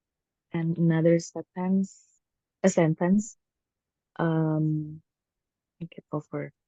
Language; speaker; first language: English; non-native, learner; Indonesian